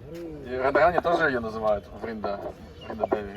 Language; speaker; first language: Russian; native; Russian